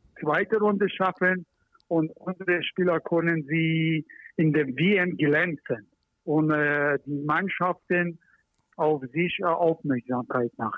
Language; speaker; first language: German; non-native, learner; Persian